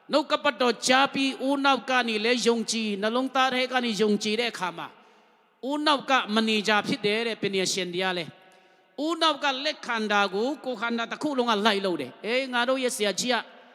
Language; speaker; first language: Burmese; non-native, local second language; Tedim Chin